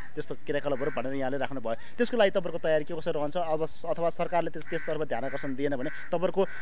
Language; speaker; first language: Nepali; native; Nepali